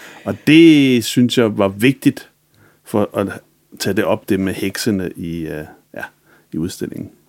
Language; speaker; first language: Danish; native; Danish